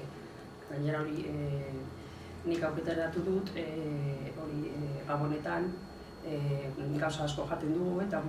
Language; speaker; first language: Basque; non-native, learner; Spanish